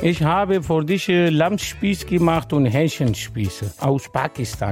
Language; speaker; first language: German; non-native, learner; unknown